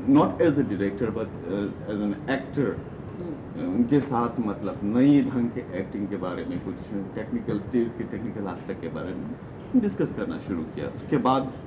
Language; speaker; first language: Hindi; non-native, local second language; Manipuri